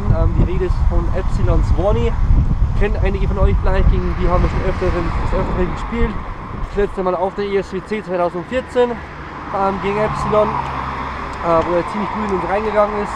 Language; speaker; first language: German; native; German